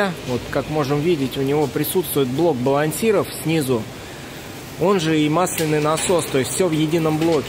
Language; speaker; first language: Russian; native; Russian